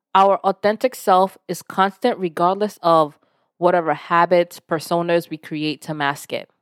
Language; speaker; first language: English; early bilingual, other home language; Yoruba